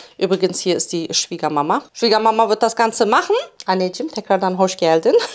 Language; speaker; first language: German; early bilingual, other home language; Polish